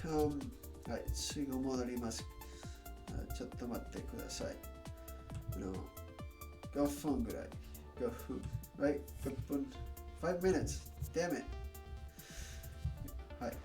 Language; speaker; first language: Japanese; non-native, learner; Spanish